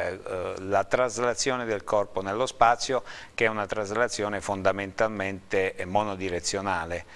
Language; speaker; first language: Italian; native; Italian